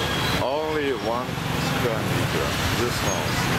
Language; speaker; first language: English; non-native, fluent; German